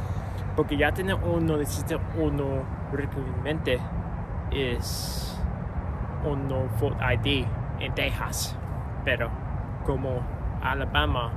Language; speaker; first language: Spanish; non-native, learner; English